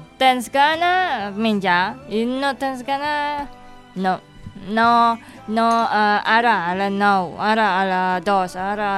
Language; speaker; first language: Catalan; non-native, learner; Indonesian